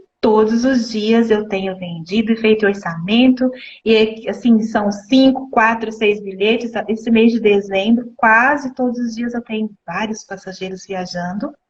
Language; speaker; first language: Portuguese; native; Portuguese